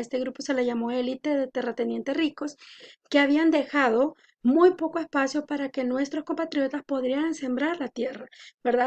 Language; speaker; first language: Spanish; native; Spanish